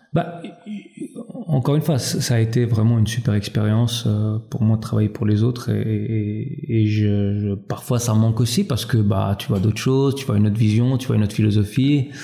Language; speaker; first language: French; early bilingual, other home language; Albanian